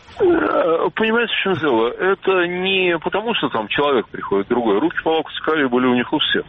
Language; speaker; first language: Russian; native; Russian